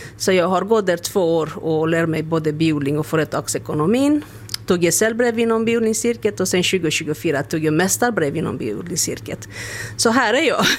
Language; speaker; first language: Swedish; non-native, fluent; Romanian